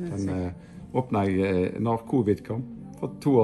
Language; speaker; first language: Danish; non-native, learner; Norwegian